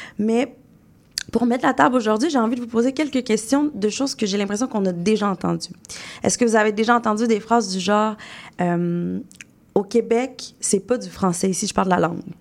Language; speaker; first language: French; native; French